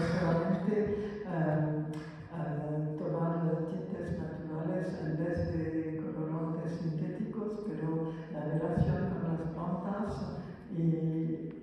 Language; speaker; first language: Spanish; non-native, fluent; French